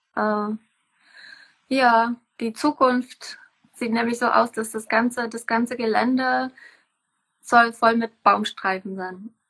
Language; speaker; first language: German; non-native, fluent; Czech